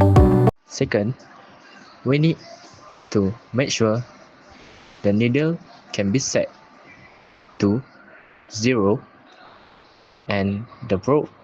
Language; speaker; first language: English; non-native, local second language; Malay